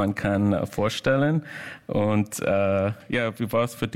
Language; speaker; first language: German; non-native, learner; English